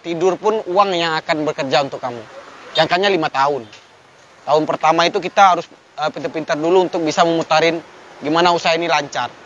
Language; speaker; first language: Indonesian; non-native, local second language; Minangkabau